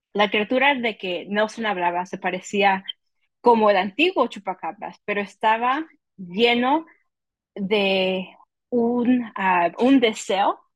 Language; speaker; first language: Spanish; early bilingual, heritage; Spanish